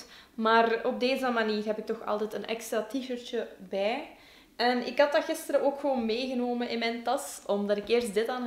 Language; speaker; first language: Dutch; native; Dutch